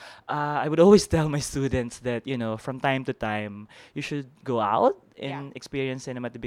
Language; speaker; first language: English; non-native, local second language; Filipino